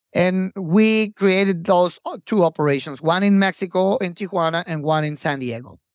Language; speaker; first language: English; non-native, fluent; Spanish